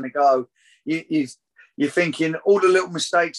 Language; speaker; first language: English; native; English